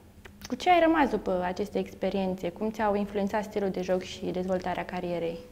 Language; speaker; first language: Romanian; native; Romanian